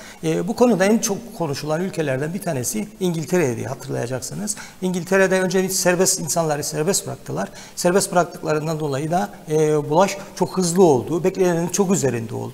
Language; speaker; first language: Turkish; native; Turkish